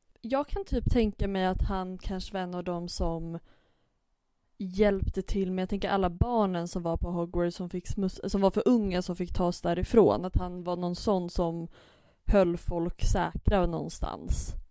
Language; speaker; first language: Swedish; native; Swedish